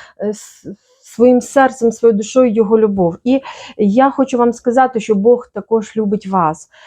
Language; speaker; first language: Ukrainian; native; Ukrainian